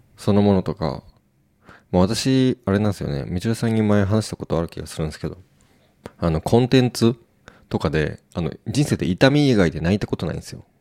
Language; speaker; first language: Japanese; native; Japanese